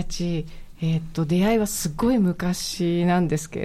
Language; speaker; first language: Japanese; native; Japanese